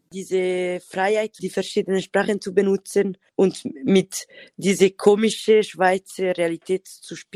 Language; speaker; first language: German; non-native, local second language; Italian